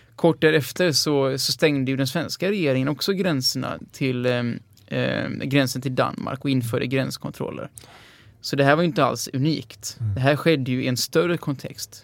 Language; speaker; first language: Swedish; native; Swedish